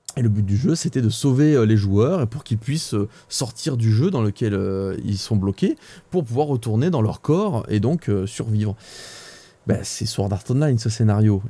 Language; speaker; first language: French; native; French